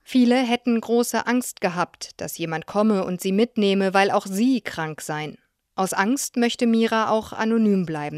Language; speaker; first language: German; native; German